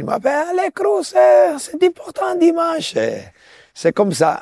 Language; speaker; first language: French; non-native, local second language; Italian